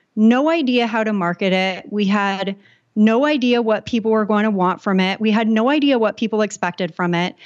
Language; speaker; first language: English; native; English